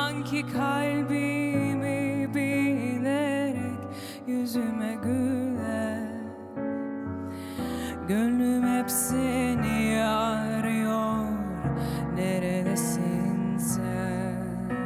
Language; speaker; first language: Turkish; early bilingual, heritage; Turkish